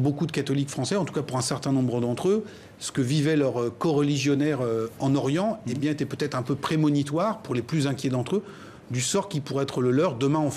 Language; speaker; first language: French; native; French